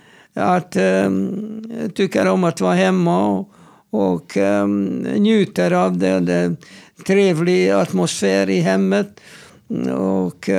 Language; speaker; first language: Swedish; non-native, fluent; Hungarian